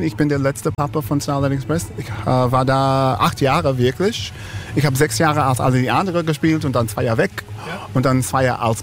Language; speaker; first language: German; non-native, learner; English